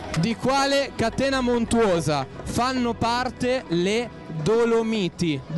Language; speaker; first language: Italian; native; Italian